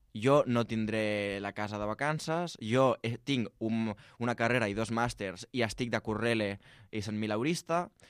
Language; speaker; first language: Catalan; native; Catalan